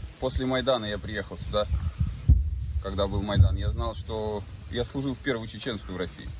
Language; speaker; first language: Russian; native; Russian